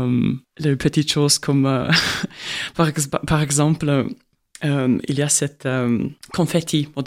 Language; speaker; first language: French; non-native, fluent; Estonian